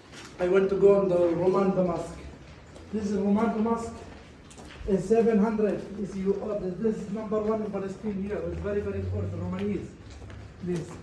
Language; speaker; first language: English; non-native, learner; Arabic